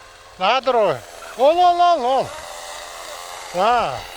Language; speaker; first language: Russian; non-native, local second language; Yakut